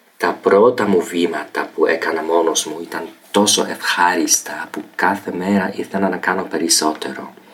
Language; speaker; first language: Greek; non-native, fluent; Polish